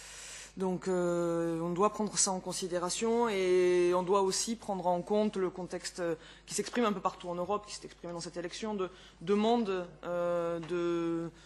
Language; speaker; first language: French; native; French